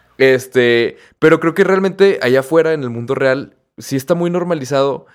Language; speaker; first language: Spanish; native; Spanish